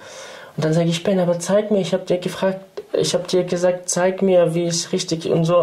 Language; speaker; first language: German; non-native, fluent; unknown